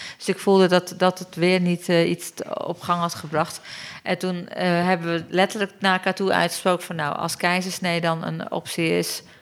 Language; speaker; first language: Dutch; early bilingual, other home language; Turkish